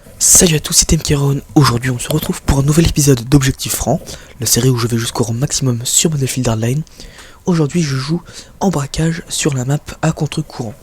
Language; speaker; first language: French; native; French